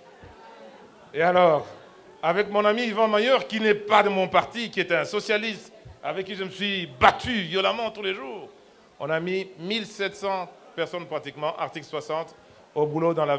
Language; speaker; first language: French; non-native, local second language; Lingala